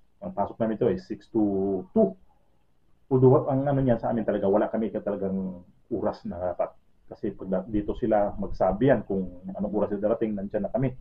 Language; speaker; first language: Filipino; native; Filipino